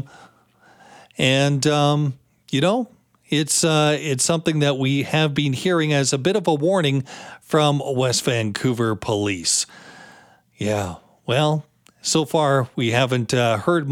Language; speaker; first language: English; native; English